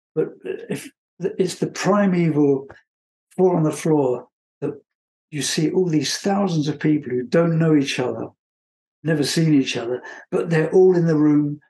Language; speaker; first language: English; native; English